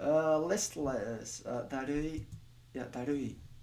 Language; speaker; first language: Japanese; non-native, learner; English